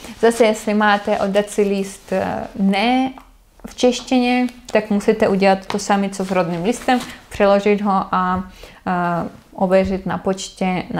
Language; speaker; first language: Czech; non-native, fluent; Russian